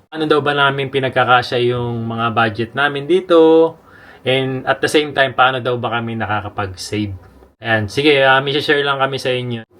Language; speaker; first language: Filipino; native; Filipino